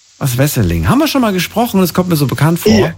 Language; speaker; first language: German; native; German